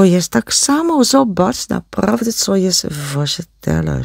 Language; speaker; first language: Polish; non-native, learner; Dutch